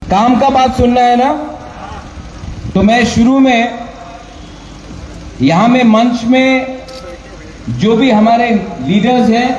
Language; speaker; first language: Hindi; non-native, local second language; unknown